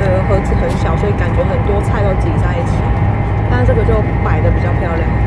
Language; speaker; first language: Chinese; native; Chinese